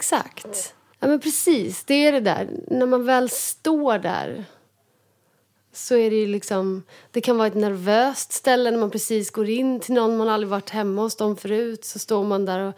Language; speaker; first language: Swedish; native; Swedish